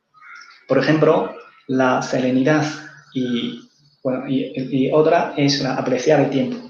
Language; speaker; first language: Spanish; non-native, fluent; Chinese